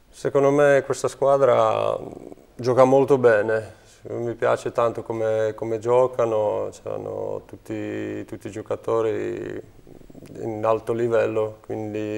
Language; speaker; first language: Italian; non-native, fluent; Czech